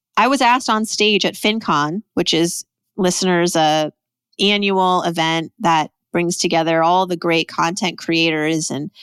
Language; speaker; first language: English; early bilingual, other home language; Persian